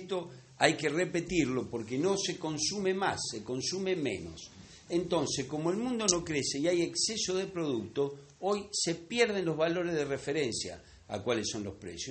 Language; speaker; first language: Spanish; native; Spanish